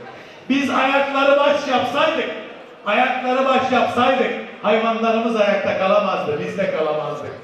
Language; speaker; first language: Turkish; native; Turkish